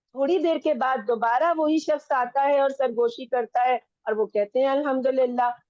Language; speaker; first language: Urdu; non-native, local second language; Punjabi